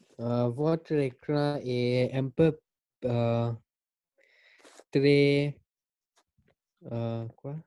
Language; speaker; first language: French; non-native, learner; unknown